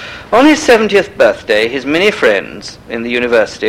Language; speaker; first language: English; native; English